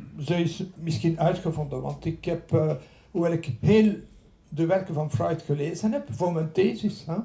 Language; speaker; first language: Dutch; non-native, local second language; French